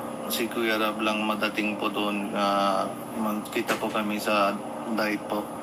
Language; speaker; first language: Filipino; non-native, learner; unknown